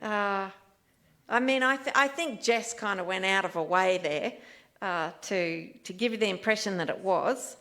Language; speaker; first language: English; native; English